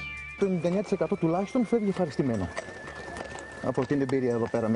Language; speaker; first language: Greek; native; Greek